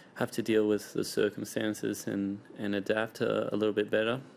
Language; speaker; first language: English; early bilingual, other home language; Spanish